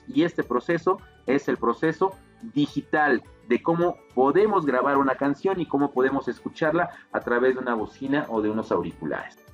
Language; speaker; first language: Spanish; native; Spanish